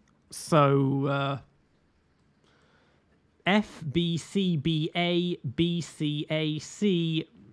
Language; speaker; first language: German; non-native, learner; English